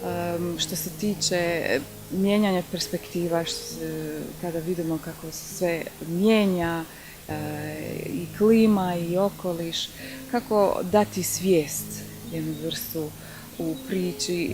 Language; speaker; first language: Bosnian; early bilingual, heritage; Bosnian